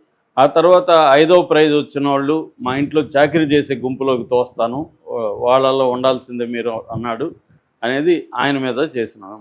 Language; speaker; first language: Telugu; native; Telugu